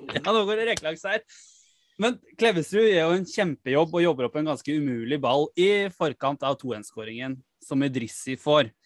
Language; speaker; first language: Norwegian; native; Norwegian